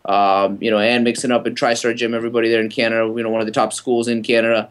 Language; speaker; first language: English; native; English